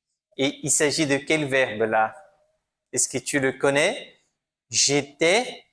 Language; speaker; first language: French; non-native, fluent; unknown